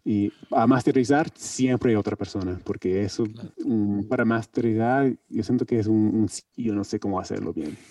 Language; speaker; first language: Spanish; non-native, learner; English